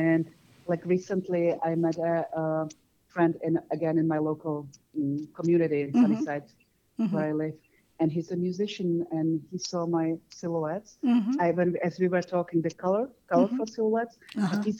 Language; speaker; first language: English; non-native, fluent; Czech